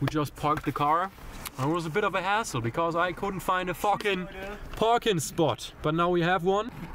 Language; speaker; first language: English; non-native, fluent; German